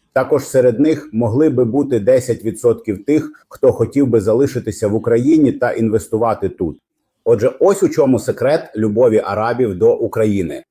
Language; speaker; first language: Ukrainian; non-native, fluent; Arabic